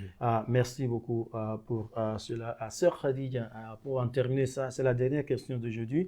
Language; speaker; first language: French; non-native, fluent; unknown